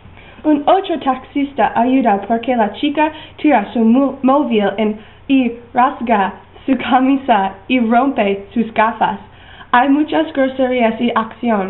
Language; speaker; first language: Spanish; non-native, learner; English